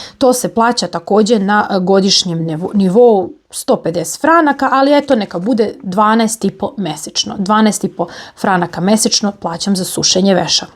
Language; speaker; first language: Bosnian; native; Bosnian